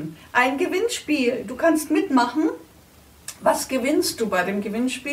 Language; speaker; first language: German; native; German